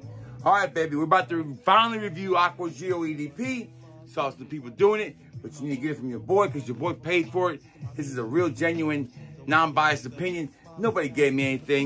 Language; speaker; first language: English; native; English